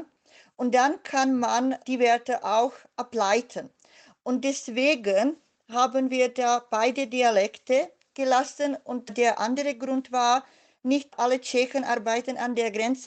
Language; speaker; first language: German; non-native, fluent; Czech